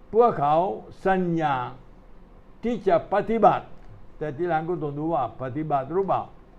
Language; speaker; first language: Thai; non-native, fluent; Italian